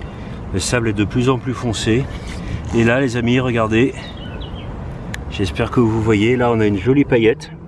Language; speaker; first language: French; native; French